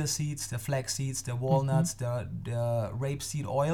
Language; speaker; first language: English; non-native, fluent; German